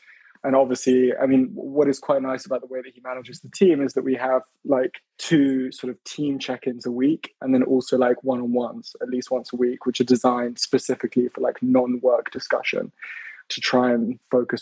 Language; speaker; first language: English; native; English